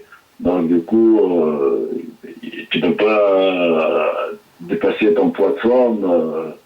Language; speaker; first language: French; non-native, local second language; Arabic